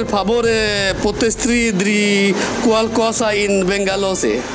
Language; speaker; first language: Italian; non-native, learner; Bangla